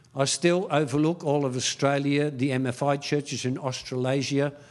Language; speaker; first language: English; early bilingual, other home language; Dutch